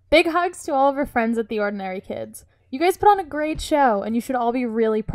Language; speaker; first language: English; native; English